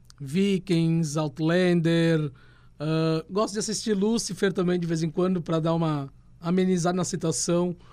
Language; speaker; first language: Portuguese; native; Portuguese